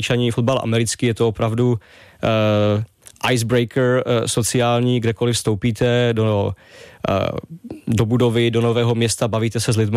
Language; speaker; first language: Czech; native; Czech